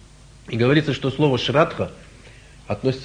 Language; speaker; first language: Russian; native; Russian